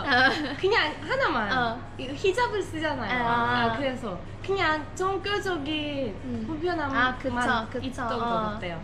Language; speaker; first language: Korean; non-native, fluent; Turkish